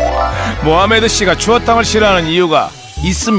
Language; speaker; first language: Korean; native; Korean